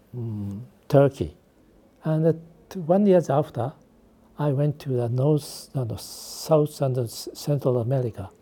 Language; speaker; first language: English; non-native, learner; Japanese